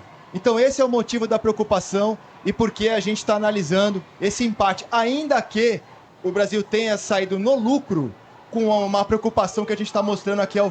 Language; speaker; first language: Portuguese; native; Portuguese